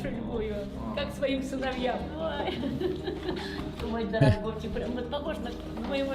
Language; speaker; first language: Russian; native; Russian